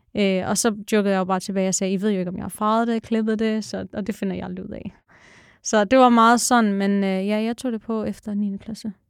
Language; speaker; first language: Danish; early bilingual, other home language; Arabic